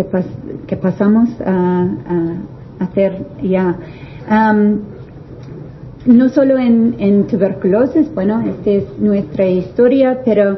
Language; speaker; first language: Spanish; non-native, learner; English